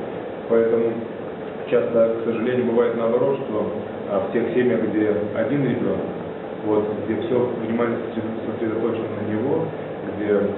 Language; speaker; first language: Russian; native; Russian